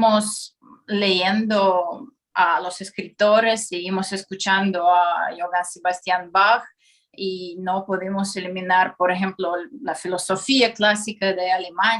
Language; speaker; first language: Spanish; non-native, fluent; Russian